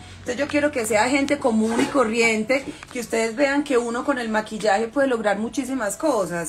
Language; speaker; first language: Spanish; native; Spanish